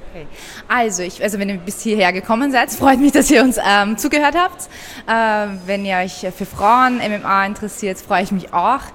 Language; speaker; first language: German; early bilingual, other home language; Persian